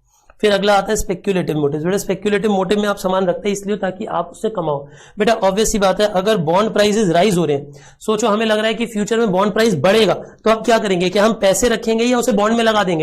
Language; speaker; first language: Hindi; native; Hindi